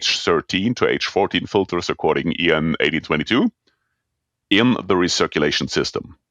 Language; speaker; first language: English; non-native, fluent; German